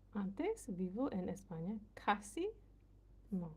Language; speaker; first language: Spanish; non-native, learner; English